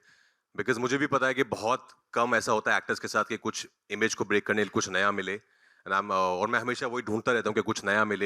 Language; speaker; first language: Hindi; native; Hindi